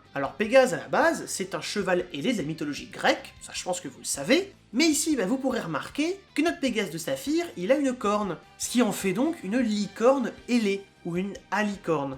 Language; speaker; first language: French; native; French